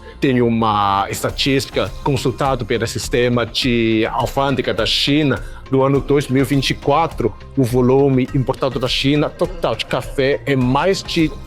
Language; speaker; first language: Portuguese; non-native, fluent; Chinese